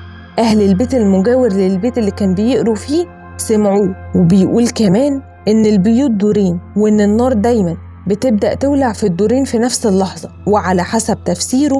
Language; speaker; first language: Arabic; native; Arabic